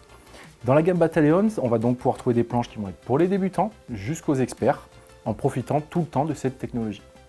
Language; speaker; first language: French; native; French